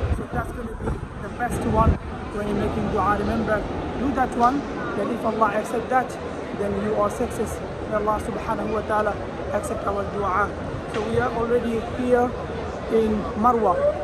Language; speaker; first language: English; non-native, local second language; Bangla